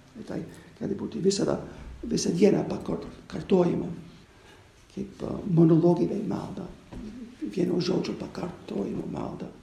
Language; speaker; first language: Lithuanian; non-native, fluent; English